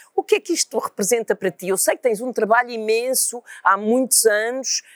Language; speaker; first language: Portuguese; native; Portuguese